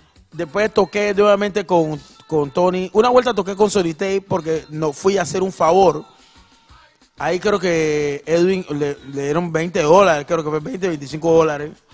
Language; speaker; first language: Spanish; non-native, local second language; English